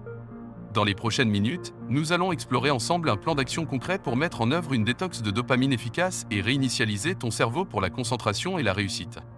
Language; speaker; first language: French; native; French